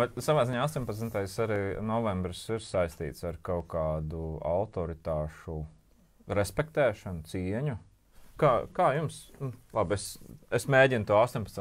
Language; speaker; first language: Latvian; native; Latvian